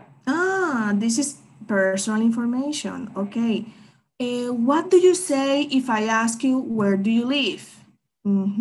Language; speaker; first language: English; non-native, fluent; Spanish